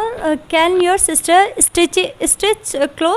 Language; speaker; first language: English; non-native, learner; Hindi